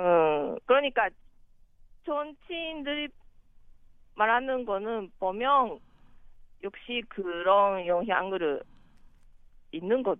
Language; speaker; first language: Korean; non-native, learner; Japanese